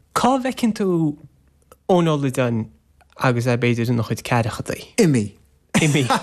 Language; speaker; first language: Irish; native; Irish